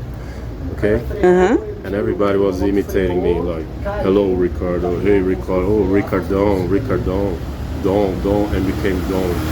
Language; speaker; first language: English; non-native, fluent; Portuguese